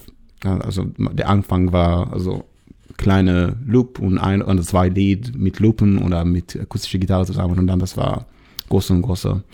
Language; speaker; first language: German; non-native, learner; Hebrew